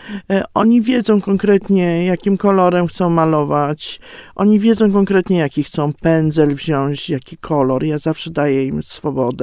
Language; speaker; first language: Polish; native; Polish